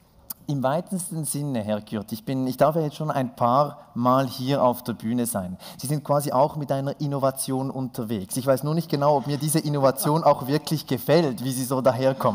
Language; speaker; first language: German; native; German